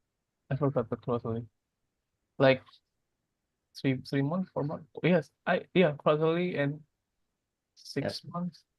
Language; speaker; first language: English; non-native, learner; Indonesian